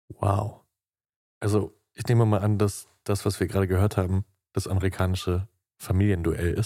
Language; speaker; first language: German; native; German